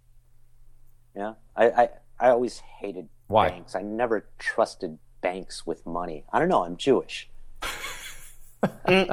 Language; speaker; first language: English; native; English